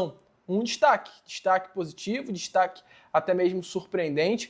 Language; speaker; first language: Portuguese; native; Portuguese